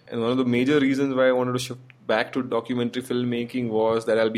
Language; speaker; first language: English; non-native, local second language; Gujarati